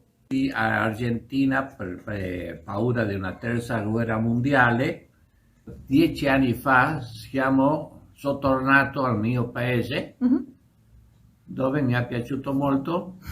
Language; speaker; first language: Italian; early bilingual, other home language; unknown